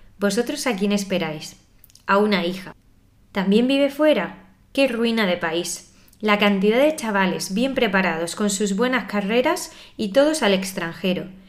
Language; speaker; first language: Spanish; native; Spanish